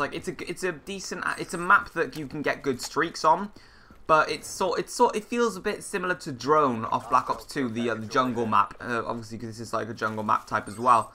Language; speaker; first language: English; native; English